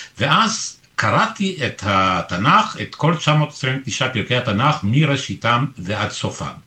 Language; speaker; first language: Hebrew; early bilingual, other home language; Polish